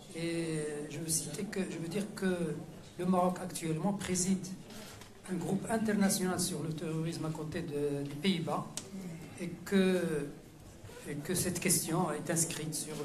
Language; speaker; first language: French; non-native, local second language; Arabic